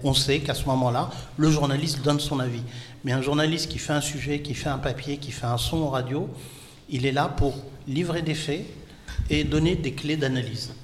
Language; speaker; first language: French; non-native, local second language; Arabic